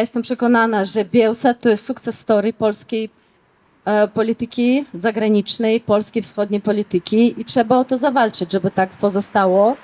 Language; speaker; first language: Polish; non-native, fluent; Belarusian